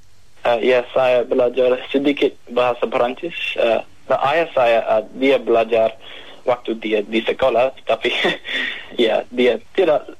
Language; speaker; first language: Indonesian; non-native, learner; English